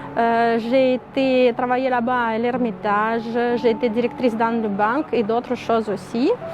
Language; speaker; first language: French; non-native, fluent; Russian